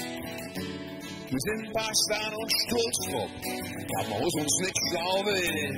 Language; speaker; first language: German; native; German